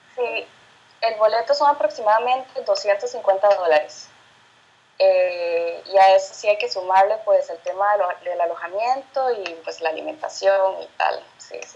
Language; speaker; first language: Spanish; native; Spanish